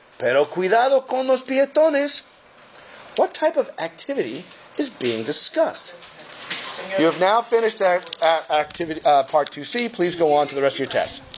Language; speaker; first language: English; native; English